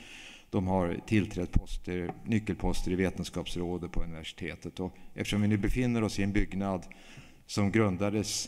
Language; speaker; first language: Swedish; native; Swedish